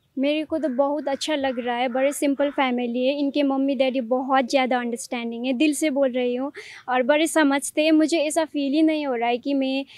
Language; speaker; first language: Hindi; non-native, local second language; Nepali